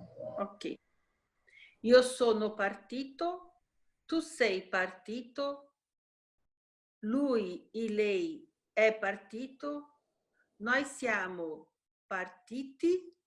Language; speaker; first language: Italian; non-native, learner; Portuguese